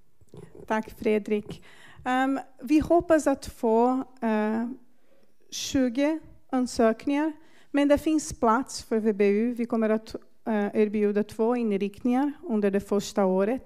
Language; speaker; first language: Swedish; non-native, fluent; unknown